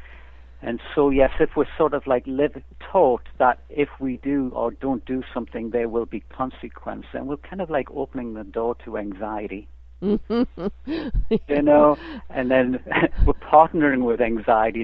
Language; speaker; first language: English; native; English